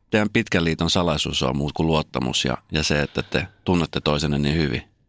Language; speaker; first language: Finnish; native; Finnish